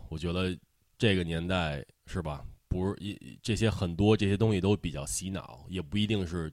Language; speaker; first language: Chinese; early bilingual, heritage; Chinese